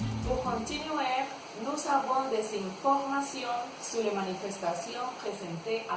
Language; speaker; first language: French; non-native, learner; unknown